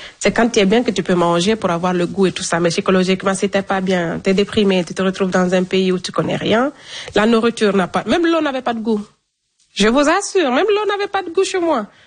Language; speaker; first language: French; non-native, local second language; Fula